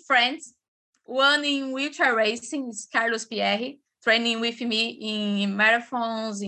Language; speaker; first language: English; non-native, learner; Portuguese